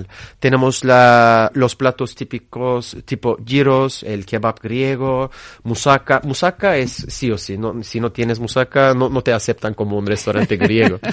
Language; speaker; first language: Spanish; non-native, fluent; Turkish